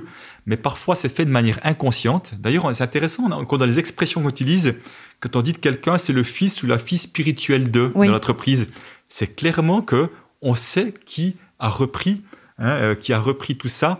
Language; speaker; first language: French; native; French